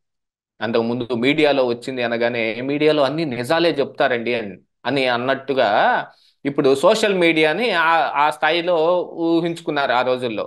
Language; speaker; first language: Telugu; native; Telugu